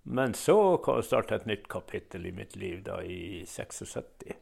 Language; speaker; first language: Norwegian; native; Norwegian